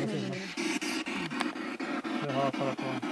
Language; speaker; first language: Norwegian; native; Norwegian